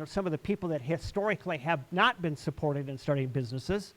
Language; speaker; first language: English; native; English